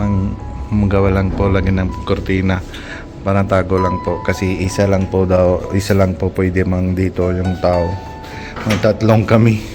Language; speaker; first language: Filipino; non-native, local second language; Cebuano